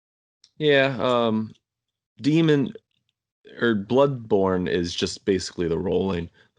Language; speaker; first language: English; native; English